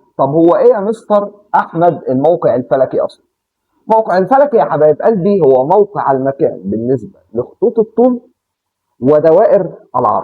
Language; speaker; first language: Arabic; native; Arabic